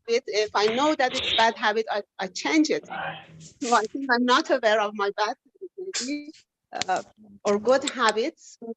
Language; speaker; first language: English; non-native, learner; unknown